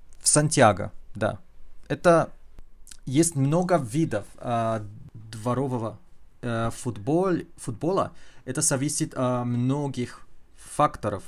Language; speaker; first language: Russian; non-native, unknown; Spanish